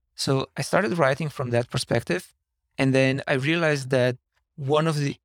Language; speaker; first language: English; non-native, fluent; Slovenian